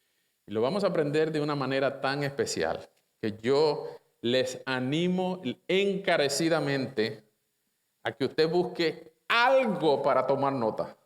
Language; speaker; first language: Spanish; native; Spanish